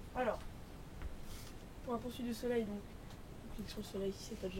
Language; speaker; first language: French; native; French